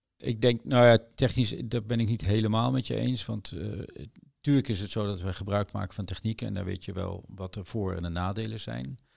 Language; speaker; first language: Dutch; native; Dutch